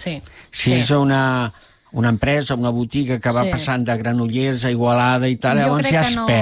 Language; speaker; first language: Catalan; native; Catalan